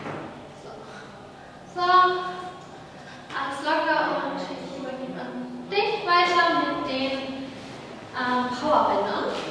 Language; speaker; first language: German; native; German